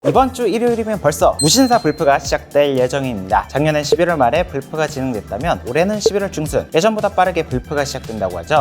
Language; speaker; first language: Korean; native; Korean